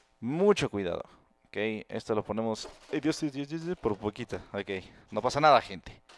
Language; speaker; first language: Spanish; native; Spanish